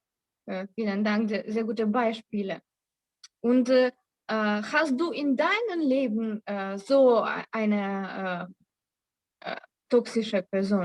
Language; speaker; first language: German; non-native, learner; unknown